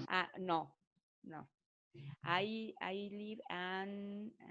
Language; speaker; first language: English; non-native, learner; Spanish